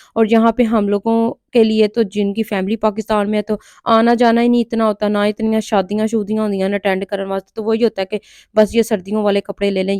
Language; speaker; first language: Urdu; non-native, local second language; Punjabi